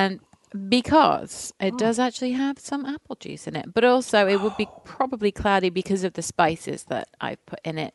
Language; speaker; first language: English; native; English